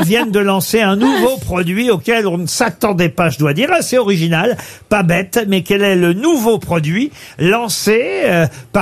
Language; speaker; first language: French; native; French